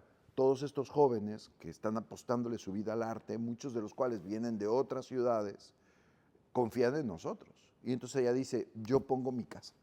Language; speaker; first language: Spanish; native; Spanish